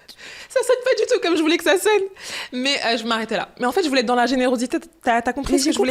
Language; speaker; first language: French; early bilingual, other home language; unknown